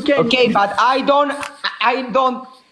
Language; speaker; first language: English; non-native, learner; Spanish